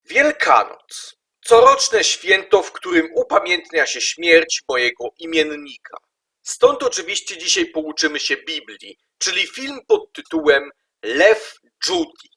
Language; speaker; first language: Polish; native; Polish